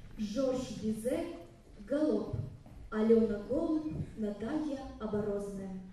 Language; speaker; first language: Russian; native; Russian